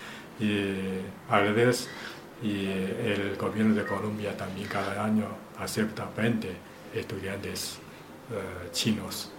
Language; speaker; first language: Spanish; non-native, fluent; Chinese